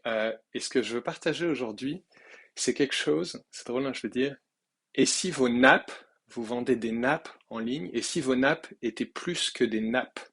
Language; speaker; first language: French; native; French